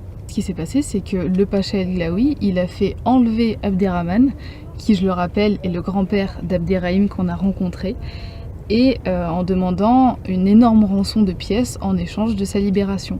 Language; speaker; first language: French; native; French